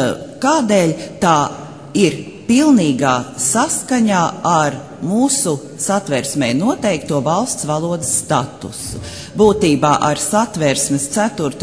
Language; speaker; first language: Latvian; native; Latvian